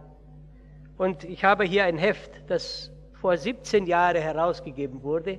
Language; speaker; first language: German; early bilingual, heritage; Portuguese